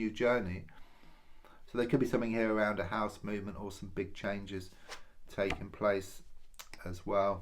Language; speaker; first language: English; native; English